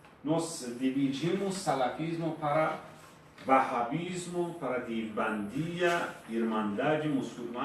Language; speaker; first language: Portuguese; non-native, fluent; Persian